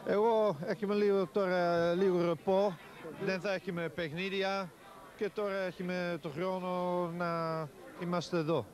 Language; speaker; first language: Greek; non-native, learner; Dutch